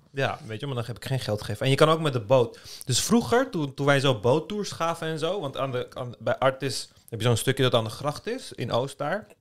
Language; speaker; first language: Dutch; early bilingual, other home language; Turkish